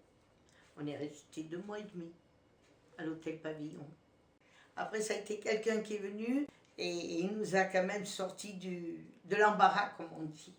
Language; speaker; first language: French; native; French